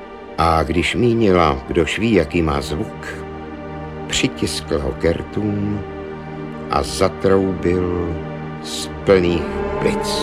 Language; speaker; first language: Czech; native; Czech